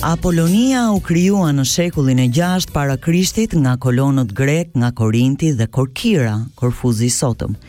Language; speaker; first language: Albanian; early bilingual, heritage; Albanian